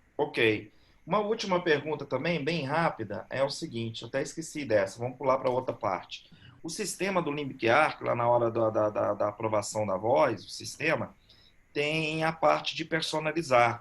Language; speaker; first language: Portuguese; native; Portuguese